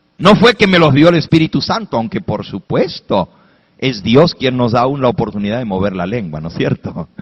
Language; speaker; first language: Spanish; early bilingual, heritage; Spanish